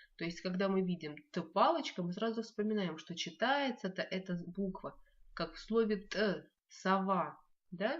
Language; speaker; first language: Russian; non-native, local second language; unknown